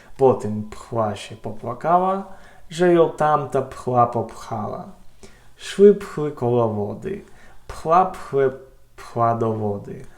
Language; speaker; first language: Polish; non-native, learner; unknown